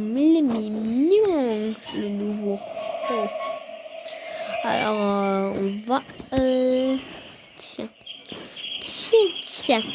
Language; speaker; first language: French; non-native, fluent; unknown